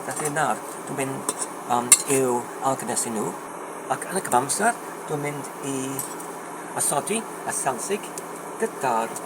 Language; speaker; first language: Welsh; non-native, learner; English